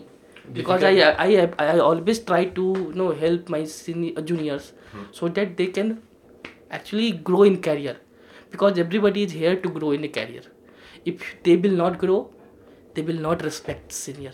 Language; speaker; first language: English; non-native, local second language; Hindi